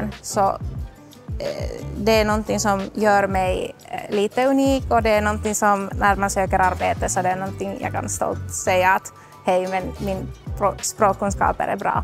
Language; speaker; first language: Swedish; non-native, local second language; Finnish